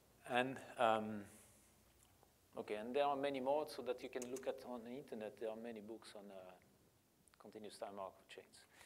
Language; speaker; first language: English; non-native, fluent; Portuguese